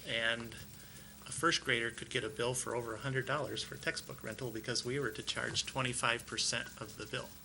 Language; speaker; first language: English; native; English